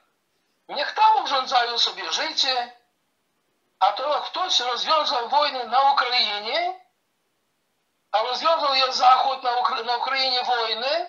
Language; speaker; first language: Polish; early bilingual, heritage; Polish